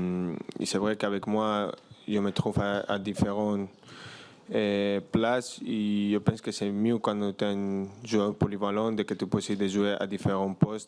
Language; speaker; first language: French; non-native, learner; Spanish